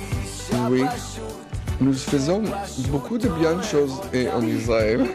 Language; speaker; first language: French; non-native, fluent; Hebrew